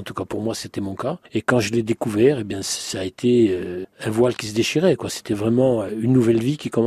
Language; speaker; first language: French; native; French